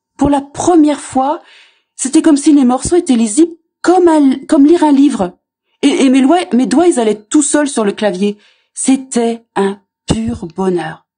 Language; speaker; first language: French; native; French